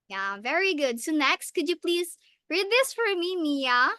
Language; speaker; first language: English; non-native, local second language; Filipino